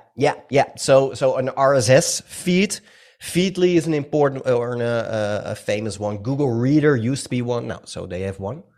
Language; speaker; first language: English; non-native, fluent; Dutch